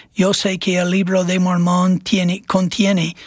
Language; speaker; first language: Spanish; non-native, fluent; English